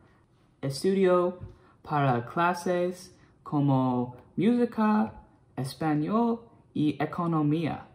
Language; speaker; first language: Spanish; non-native, learner; English